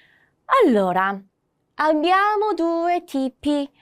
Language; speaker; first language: Italian; non-native, fluent; Korean